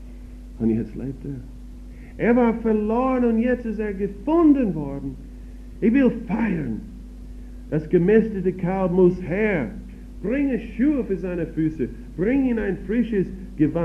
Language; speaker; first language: German; non-native, fluent; English